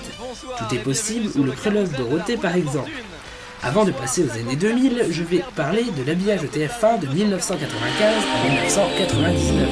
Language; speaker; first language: French; native; French